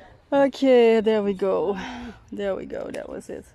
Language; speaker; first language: English; non-native, fluent; Dutch